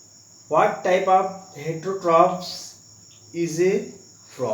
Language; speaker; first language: English; non-native, local second language; Hindi